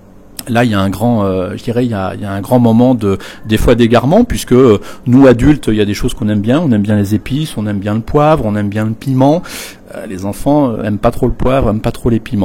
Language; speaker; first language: French; native; French